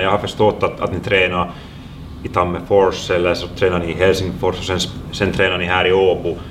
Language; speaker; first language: Swedish; non-native, local second language; Finnish